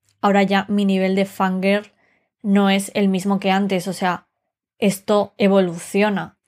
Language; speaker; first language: Spanish; early bilingual, other home language; Romanian